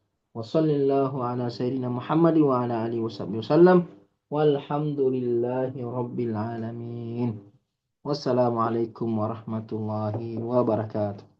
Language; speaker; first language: Arabic; non-native, fluent; Indonesian